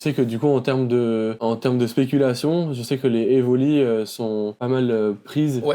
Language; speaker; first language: French; native; French